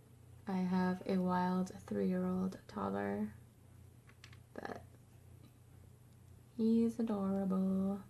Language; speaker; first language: English; native; English